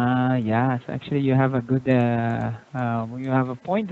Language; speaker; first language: English; non-native, local second language; Filipino